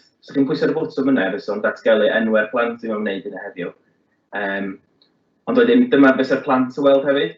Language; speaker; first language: Welsh; native; Welsh